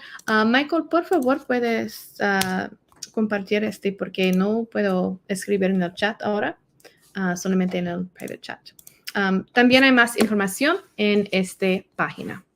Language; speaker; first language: Spanish; non-native, learner; English